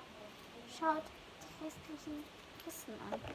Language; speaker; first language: German; early bilingual, heritage; German